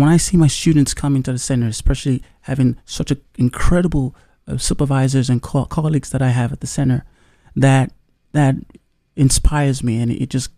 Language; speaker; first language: English; non-native, local second language; Yoruba